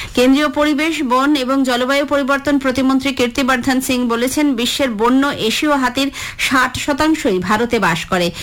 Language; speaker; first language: Bangla; native; Bangla